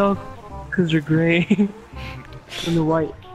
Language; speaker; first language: English; native; English